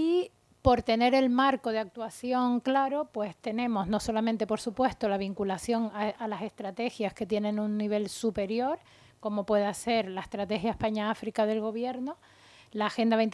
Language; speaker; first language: Spanish; native; Spanish